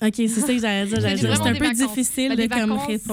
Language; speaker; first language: French; native; French